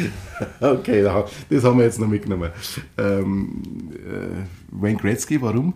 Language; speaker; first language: German; native; German